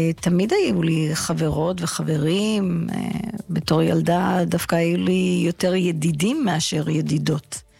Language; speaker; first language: Hebrew; early bilingual, heritage; English